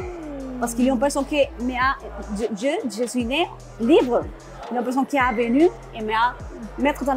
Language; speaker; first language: French; non-native, learner; Spanish